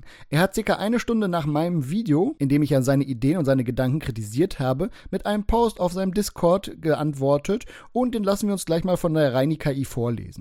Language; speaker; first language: German; native; German